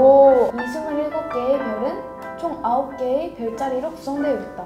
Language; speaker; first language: Korean; native; Korean